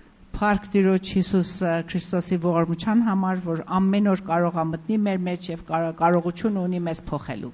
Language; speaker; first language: Armenian; native; Armenian